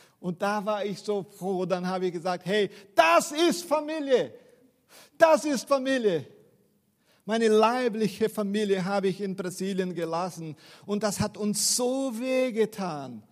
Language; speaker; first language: German; non-native, fluent; Portuguese